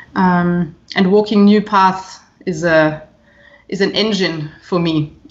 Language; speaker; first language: English; non-native, fluent; German